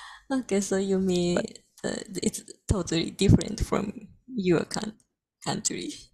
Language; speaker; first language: English; non-native, fluent; Japanese